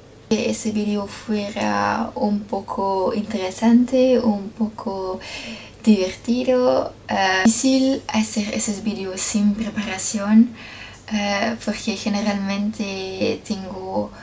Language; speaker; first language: Spanish; non-native, learner; Dutch